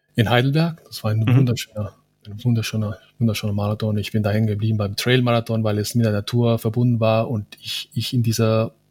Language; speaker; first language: German; non-native, fluent; Spanish